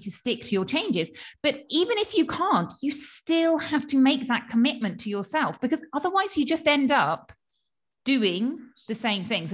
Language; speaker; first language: English; native; English